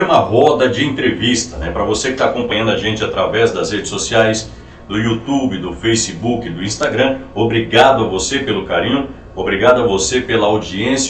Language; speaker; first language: Portuguese; native; Portuguese